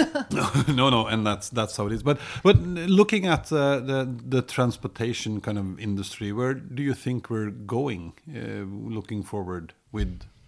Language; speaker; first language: English; non-native, fluent; Norwegian